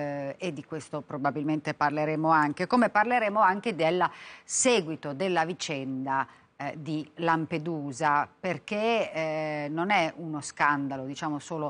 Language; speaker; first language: Italian; native; Italian